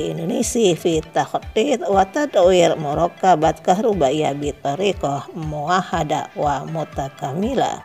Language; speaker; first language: Arabic; non-native, learner; Indonesian